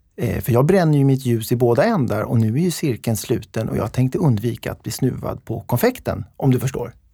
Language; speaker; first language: Swedish; native; Swedish